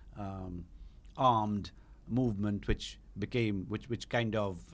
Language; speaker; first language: English; non-native, local second language; Bangla